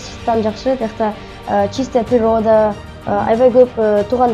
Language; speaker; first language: Kyrgyz; early bilingual, heritage; Kyrgyz